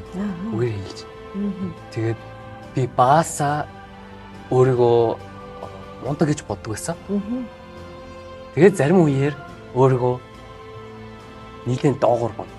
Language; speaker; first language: Mongolian; early bilingual, heritage; Mongolian